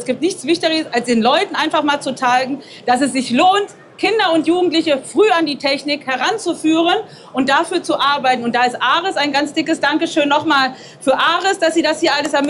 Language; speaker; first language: German; native; German